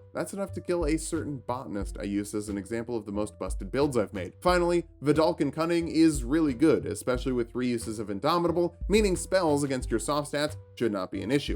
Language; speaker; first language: English; native; English